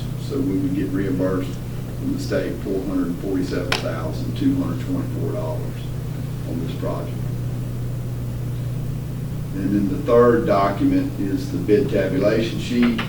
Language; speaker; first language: English; native; English